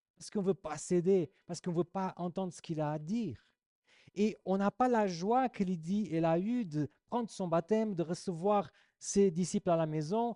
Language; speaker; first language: French; non-native, fluent; Portuguese